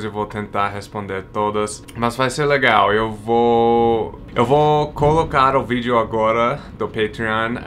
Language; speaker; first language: Portuguese; non-native, fluent; English